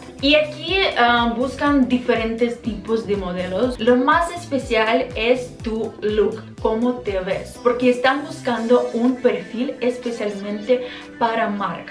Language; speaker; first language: Spanish; non-native, fluent; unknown